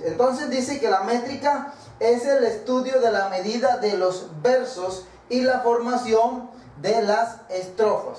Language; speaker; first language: Spanish; native; Spanish